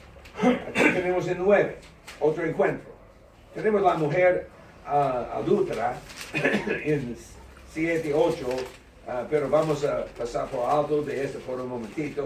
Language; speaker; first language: Spanish; non-native, learner; English